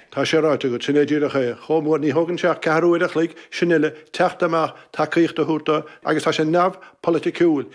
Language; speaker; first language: Irish; native; Irish